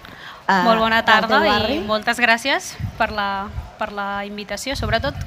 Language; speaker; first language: Catalan; early bilingual, other home language; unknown